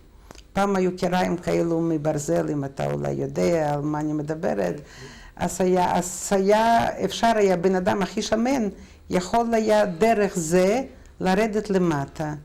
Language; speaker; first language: Hebrew; non-native, fluent; Russian